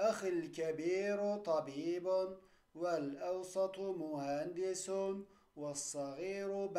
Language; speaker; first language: Arabic; non-native, fluent; Turkish